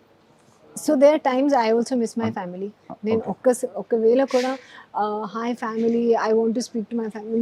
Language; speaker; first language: Telugu; non-native, learner; Hindi